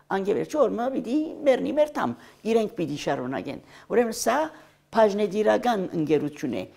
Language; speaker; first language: Armenian; early bilingual, heritage; Armenian